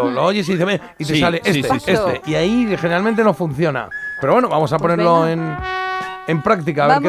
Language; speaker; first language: Spanish; native; Spanish